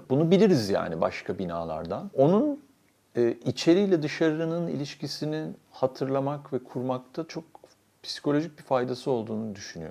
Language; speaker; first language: Turkish; native; Turkish